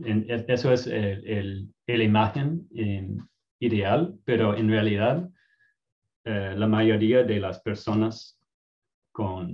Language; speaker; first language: Spanish; non-native, fluent; English